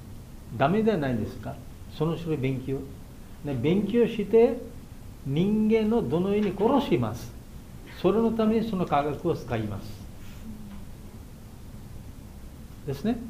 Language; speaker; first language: Japanese; non-native, learner; Bangla